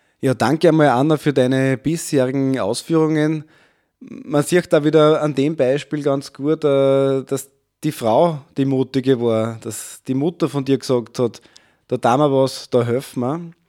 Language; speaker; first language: German; native; German